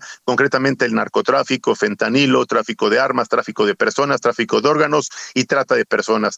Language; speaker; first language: Spanish; native; Spanish